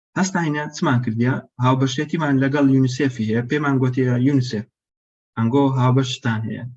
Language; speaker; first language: Central Kurdish; non-native, local second language; Kurdish